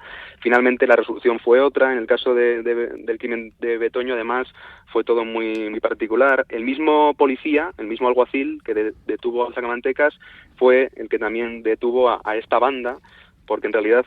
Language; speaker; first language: Spanish; native; Spanish